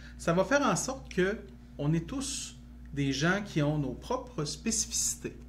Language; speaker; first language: French; native; French